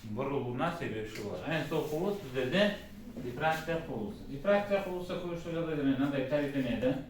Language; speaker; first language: Uzbek; non-native, local second language; Kara-Kalpak